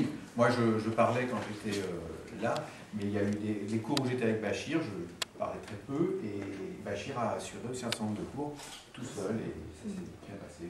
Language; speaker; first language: French; native; French